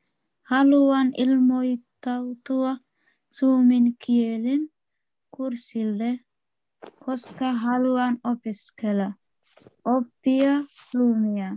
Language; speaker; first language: Finnish; non-native, learner; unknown